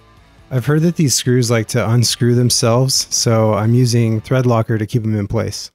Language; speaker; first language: English; native; English